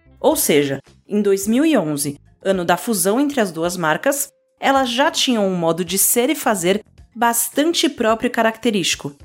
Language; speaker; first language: Portuguese; native; Portuguese